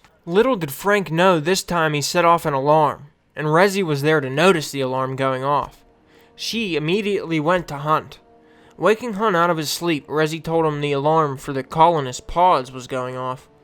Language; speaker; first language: English; native; English